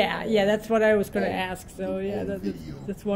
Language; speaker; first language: English; native; English